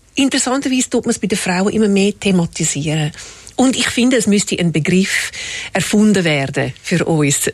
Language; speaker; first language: German; native; German